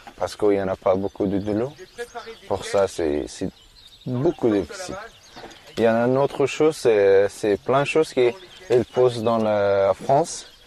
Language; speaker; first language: French; non-native, learner; Persian